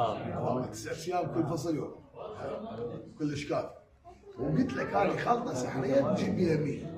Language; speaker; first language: Arabic; native; Arabic